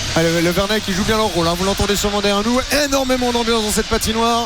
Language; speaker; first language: French; native; French